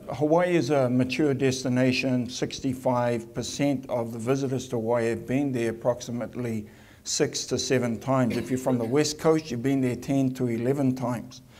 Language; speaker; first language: English; native; English